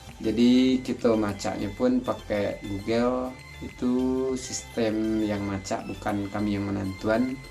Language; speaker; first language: Indonesian; non-native, local second language; Minangkabau